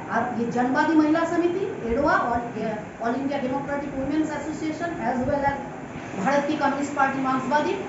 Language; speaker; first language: Hindi; non-native, local second language; Bangla